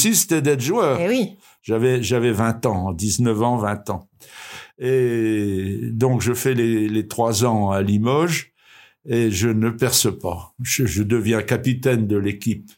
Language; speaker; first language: French; native; French